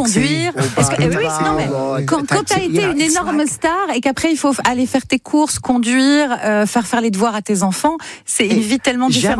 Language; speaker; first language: French; native; French